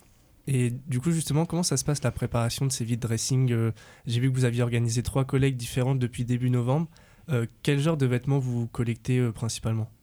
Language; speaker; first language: French; native; French